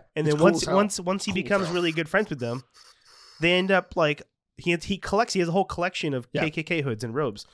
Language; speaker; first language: English; native; English